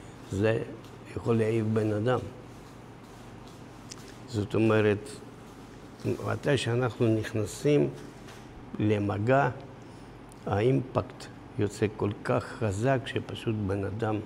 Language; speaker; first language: Hebrew; non-native, fluent; Russian